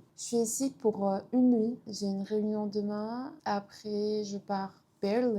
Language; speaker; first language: French; non-native, fluent; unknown